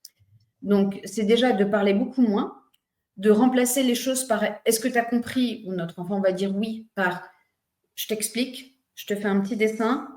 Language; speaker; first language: French; native; French